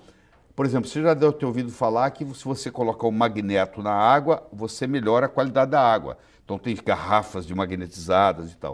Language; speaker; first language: Portuguese; native; Portuguese